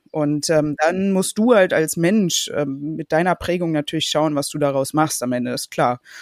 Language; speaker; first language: German; native; German